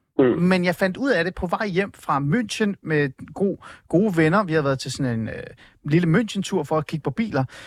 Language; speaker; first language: Danish; native; Danish